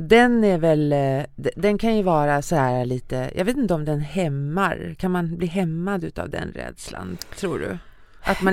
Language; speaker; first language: Swedish; native; Swedish